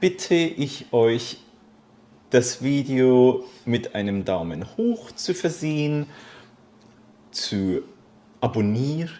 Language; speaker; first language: German; native; German